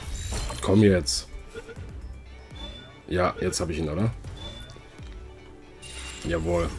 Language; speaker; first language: German; native; German